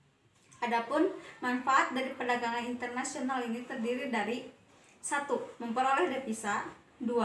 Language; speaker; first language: Indonesian; native; Indonesian